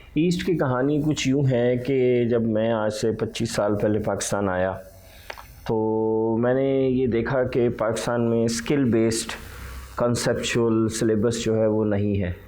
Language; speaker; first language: Urdu; early bilingual, heritage; Urdu